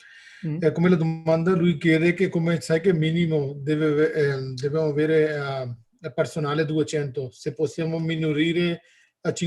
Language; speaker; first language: Italian; non-native, learner; Hindi